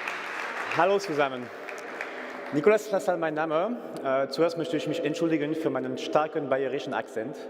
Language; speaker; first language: German; non-native, fluent; French